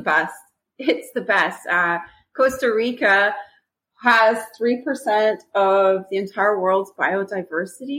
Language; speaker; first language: English; non-native, fluent; French